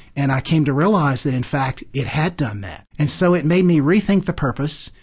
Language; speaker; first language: English; native; English